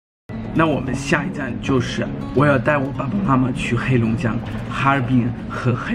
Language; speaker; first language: Chinese; non-native, fluent; German